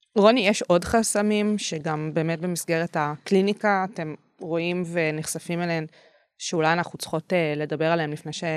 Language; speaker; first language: Hebrew; native; Hebrew